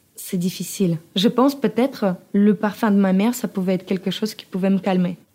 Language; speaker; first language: French; non-native, fluent; Kazakh